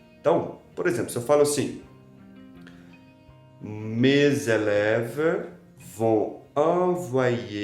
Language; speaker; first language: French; non-native, fluent; Portuguese